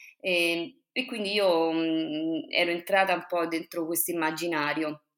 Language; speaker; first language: Italian; native; Italian